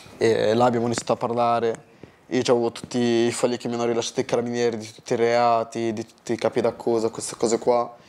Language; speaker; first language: Italian; early bilingual, other home language; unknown